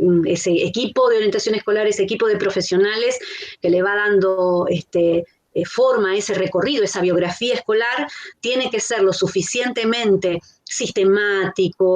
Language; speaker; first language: Spanish; native; Spanish